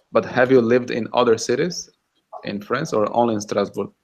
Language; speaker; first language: English; non-native, fluent; Russian